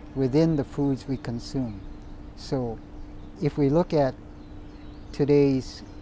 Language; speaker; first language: English; native; English